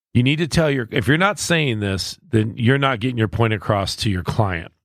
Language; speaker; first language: English; native; English